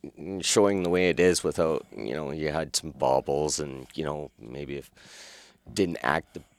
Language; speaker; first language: English; native; English